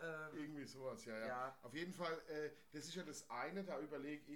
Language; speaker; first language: German; native; German